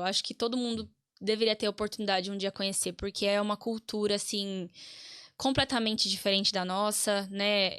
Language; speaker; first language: Portuguese; native; Portuguese